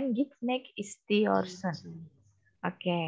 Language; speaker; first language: Turkish; non-native, fluent; Indonesian